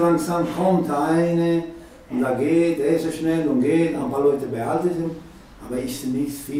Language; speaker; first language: German; non-native, learner; Italian